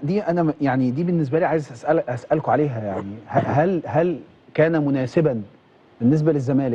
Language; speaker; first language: Arabic; native; Arabic